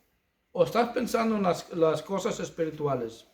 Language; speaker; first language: Spanish; non-native, fluent; English